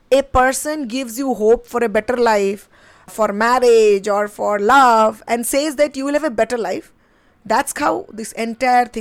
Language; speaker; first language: English; non-native, local second language; Bangla